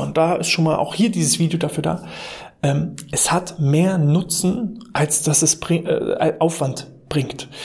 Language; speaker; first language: German; native; German